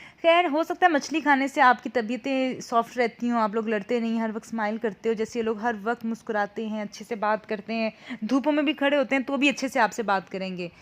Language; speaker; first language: Urdu; native; Urdu